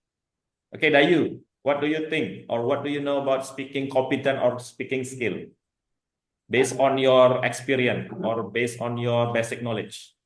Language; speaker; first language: English; non-native, fluent; Indonesian